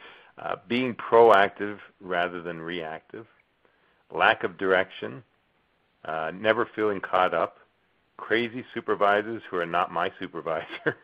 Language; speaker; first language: English; native; English